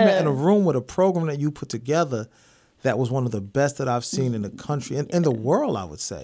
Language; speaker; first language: English; native; English